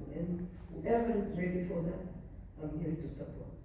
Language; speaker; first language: English; non-native, local second language; Amharic